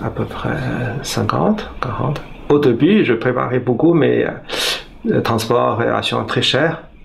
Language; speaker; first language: French; non-native, learner; Chinese